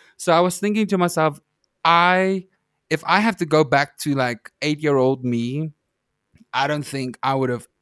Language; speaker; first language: English; non-native, local second language; Afrikaans